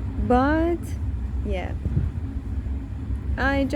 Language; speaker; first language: English; non-native, learner; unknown